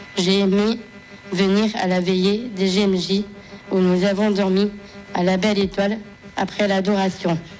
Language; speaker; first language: French; native; French